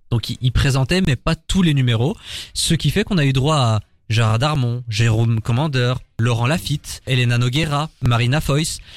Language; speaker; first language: French; native; French